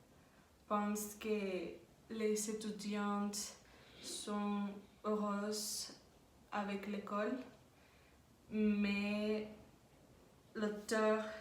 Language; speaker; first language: French; non-native, learner; Spanish